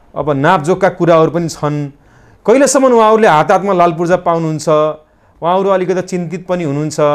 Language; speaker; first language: Nepali; native; Nepali